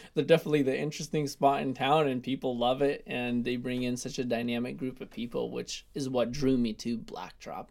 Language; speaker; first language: English; early bilingual, other home language; Russian